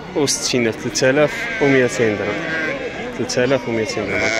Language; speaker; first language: Arabic; native; Arabic